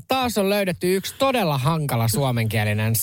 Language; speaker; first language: Finnish; native; Finnish